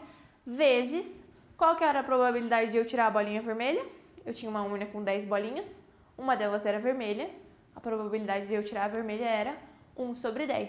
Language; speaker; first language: Portuguese; native; Portuguese